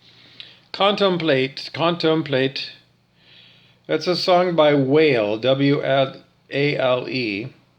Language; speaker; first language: English; native; English